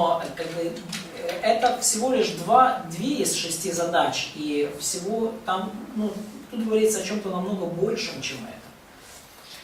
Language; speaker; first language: Russian; native; Russian